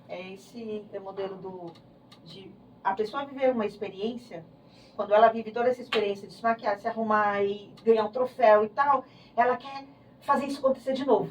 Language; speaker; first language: Portuguese; native; Portuguese